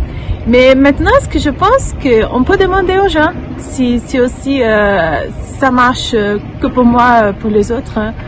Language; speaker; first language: French; non-native, fluent; Portuguese